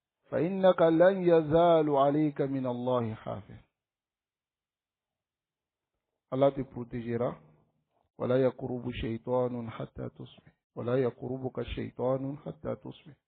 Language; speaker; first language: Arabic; non-native, fluent; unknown